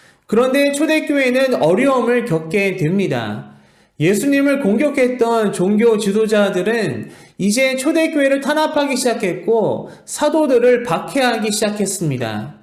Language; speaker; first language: Korean; native; Korean